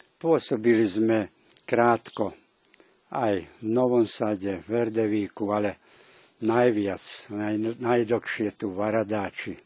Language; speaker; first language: Slovak; native; Slovak